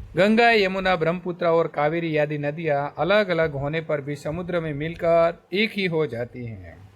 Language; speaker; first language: Hindi; non-native, local second language; Gujarati